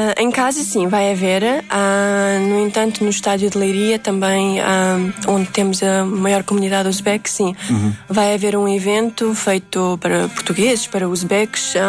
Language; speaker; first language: Portuguese; early bilingual, other home language; Uzbek